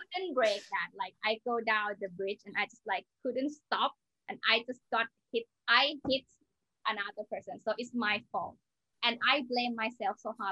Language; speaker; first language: English; non-native, learner; Thai